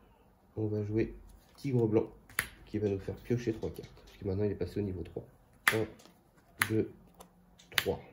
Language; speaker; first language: French; native; French